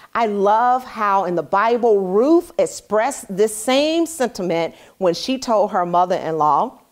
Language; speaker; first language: English; native; English